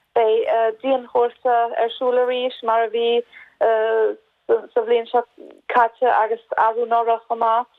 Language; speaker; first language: Irish; non-native, fluent; German